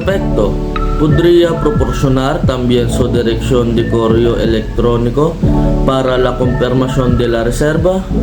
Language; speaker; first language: Spanish; non-native, learner; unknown